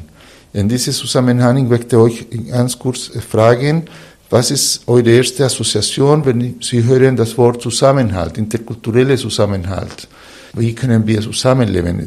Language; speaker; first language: German; non-native, fluent; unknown